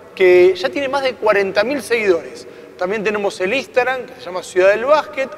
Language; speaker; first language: Spanish; native; Spanish